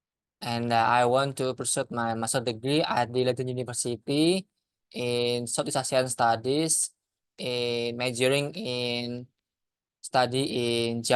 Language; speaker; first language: English; non-native, learner; Indonesian